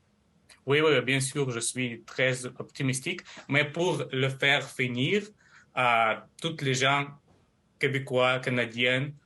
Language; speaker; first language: French; non-native, learner; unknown